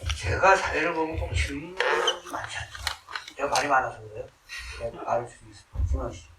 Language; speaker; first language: Korean; native; Korean